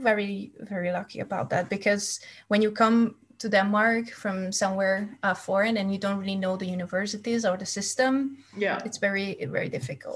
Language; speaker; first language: English; non-native, fluent; Hungarian